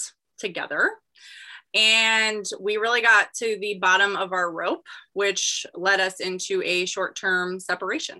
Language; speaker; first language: English; native; English